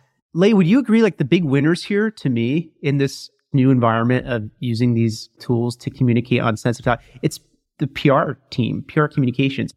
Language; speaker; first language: English; native; English